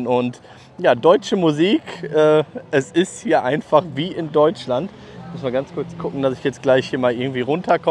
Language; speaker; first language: German; native; German